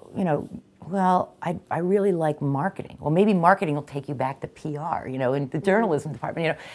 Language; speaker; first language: English; native; English